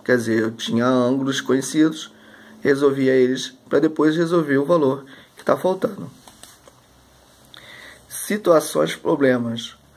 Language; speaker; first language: Portuguese; native; Portuguese